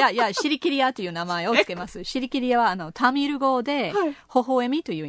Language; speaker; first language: Japanese; non-native, fluent; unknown